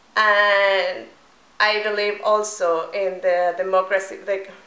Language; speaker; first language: English; non-native, fluent; Spanish